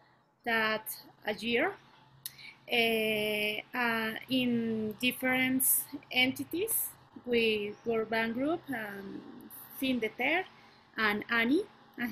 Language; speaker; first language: English; non-native, learner; Spanish